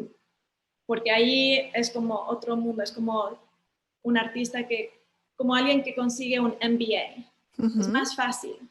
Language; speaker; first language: Spanish; early bilingual, heritage; Spanish